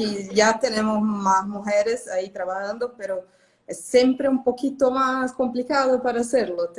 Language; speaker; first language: Spanish; non-native, fluent; Portuguese